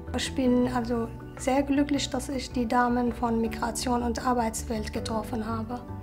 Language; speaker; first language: German; non-native, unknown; Arabic